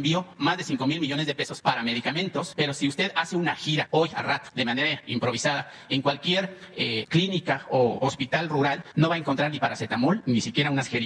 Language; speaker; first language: Spanish; native; Spanish